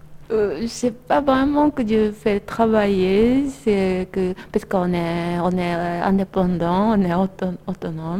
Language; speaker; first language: French; non-native, fluent; Japanese